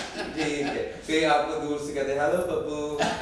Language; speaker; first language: Hindi; native; Hindi